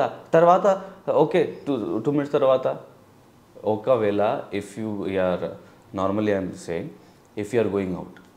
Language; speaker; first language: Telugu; non-native, learner; Hindi